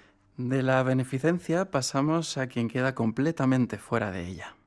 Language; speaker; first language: Spanish; native; Spanish